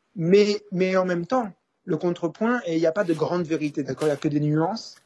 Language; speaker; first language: French; native; French